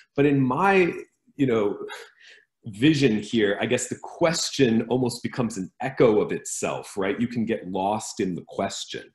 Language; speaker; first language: English; native; English